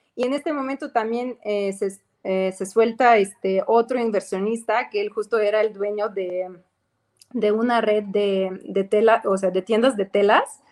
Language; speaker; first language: Spanish; non-native, fluent; Ukrainian